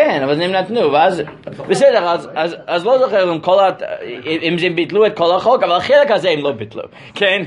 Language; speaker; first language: Hebrew; non-native, fluent; English